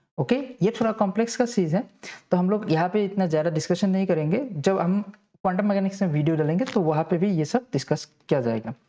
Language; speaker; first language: Hindi; non-native, local second language; Assamese